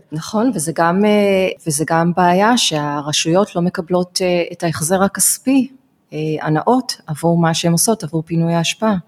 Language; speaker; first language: Hebrew; non-native, fluent; English